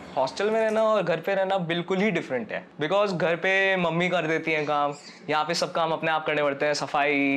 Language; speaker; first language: Hindi; native; Hindi